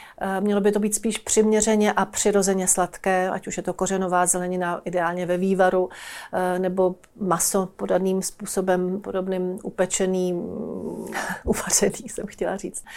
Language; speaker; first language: Czech; native; Czech